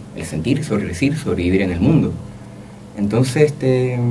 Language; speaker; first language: Spanish; native; Spanish